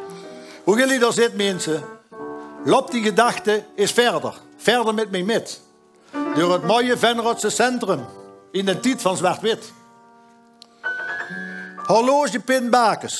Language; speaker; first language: Dutch; native; Dutch